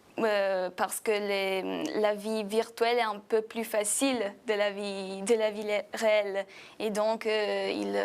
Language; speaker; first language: French; non-native, fluent; Italian